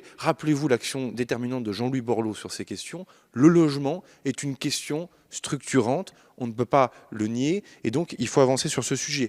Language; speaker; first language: French; native; French